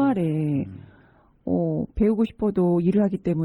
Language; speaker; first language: Korean; native; Korean